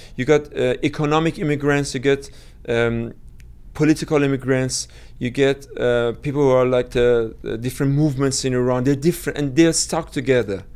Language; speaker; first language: English; non-native, fluent; Persian